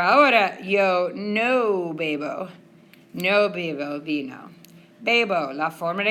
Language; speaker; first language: Spanish; non-native, fluent; English